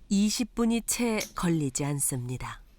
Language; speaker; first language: Korean; native; Korean